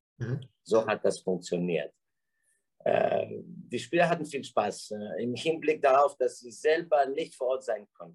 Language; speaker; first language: German; non-native, fluent; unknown